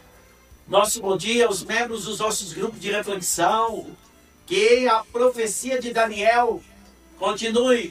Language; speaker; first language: Portuguese; native; Portuguese